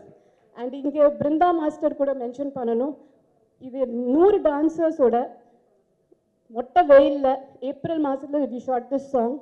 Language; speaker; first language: Tamil; non-native, fluent; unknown